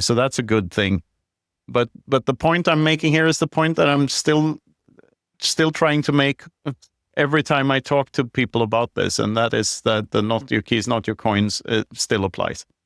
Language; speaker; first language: English; non-native, fluent; Swedish